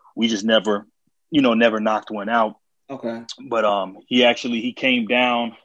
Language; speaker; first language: English; native; English